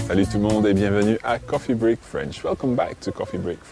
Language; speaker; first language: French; non-native, fluent; English